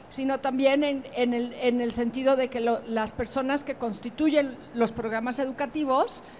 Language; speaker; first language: Spanish; native; Spanish